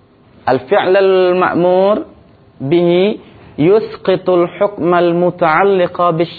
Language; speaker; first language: Arabic; non-native, fluent; Indonesian